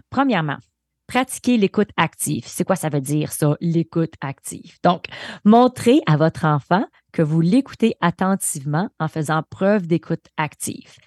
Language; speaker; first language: French; native; French